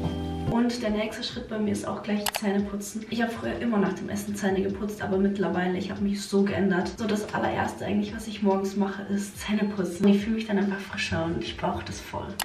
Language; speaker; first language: German; native; German